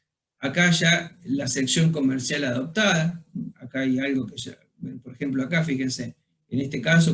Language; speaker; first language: Spanish; native; Spanish